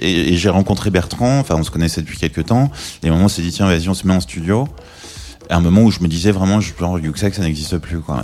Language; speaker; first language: French; native; French